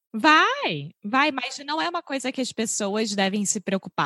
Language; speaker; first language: Portuguese; native; Portuguese